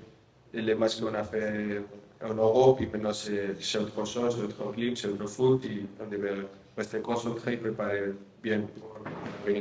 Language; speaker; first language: French; non-native, learner; Spanish